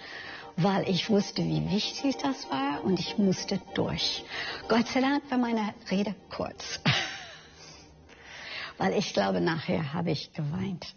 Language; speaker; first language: German; non-native, fluent; English